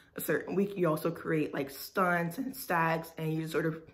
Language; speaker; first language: English; native; English